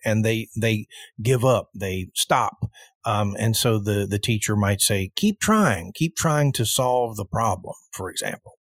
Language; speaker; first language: English; early bilingual, other home language; Spanish